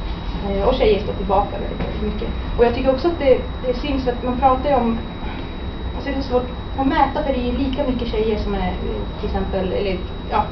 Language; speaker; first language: Swedish; native; Swedish